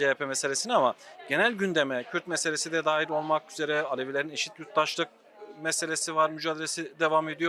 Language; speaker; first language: Turkish; native; Turkish